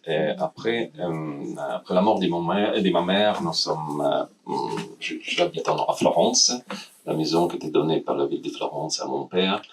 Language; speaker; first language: French; non-native, fluent; Russian